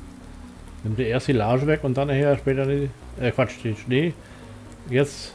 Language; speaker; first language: German; native; German